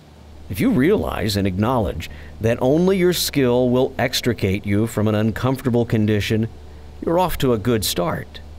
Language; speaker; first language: English; native; English